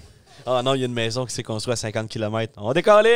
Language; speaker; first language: French; native; French